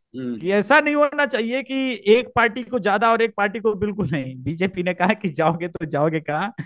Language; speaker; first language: Hindi; native; Hindi